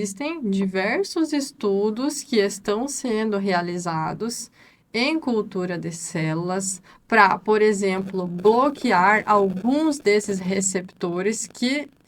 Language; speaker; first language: Portuguese; native; Portuguese